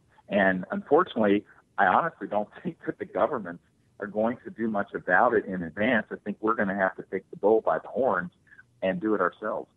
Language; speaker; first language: English; native; English